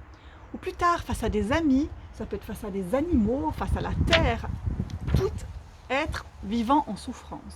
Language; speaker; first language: French; native; French